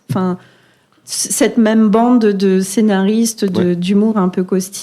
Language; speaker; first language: French; native; French